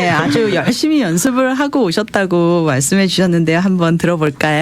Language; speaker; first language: Korean; native; Korean